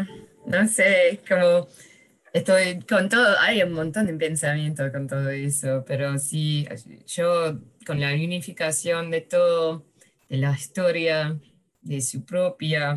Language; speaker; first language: Spanish; early bilingual, heritage; English